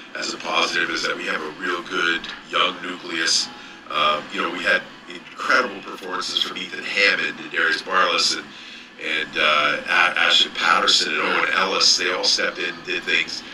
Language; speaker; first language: English; native; English